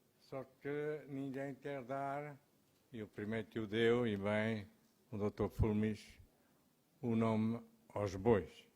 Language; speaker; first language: Portuguese; early bilingual, heritage; Portuguese